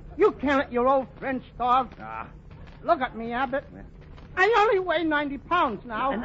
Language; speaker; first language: English; native; English